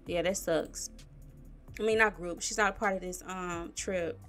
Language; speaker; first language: English; native; English